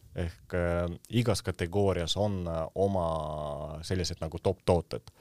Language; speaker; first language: Estonian; non-native, local second language; Russian